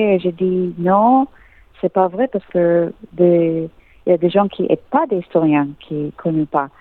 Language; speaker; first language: French; non-native, learner; English